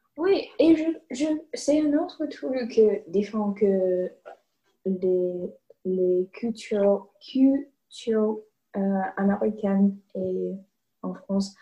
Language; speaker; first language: French; non-native, learner; English